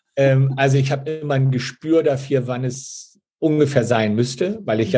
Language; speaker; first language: German; native; German